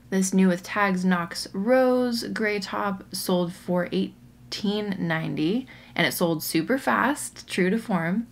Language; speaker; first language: English; native; English